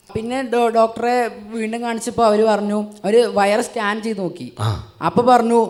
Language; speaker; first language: Malayalam; native; Malayalam